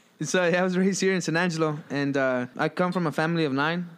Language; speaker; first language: English; early bilingual, other home language; Spanish